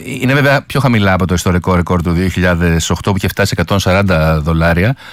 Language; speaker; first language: Greek; native; Greek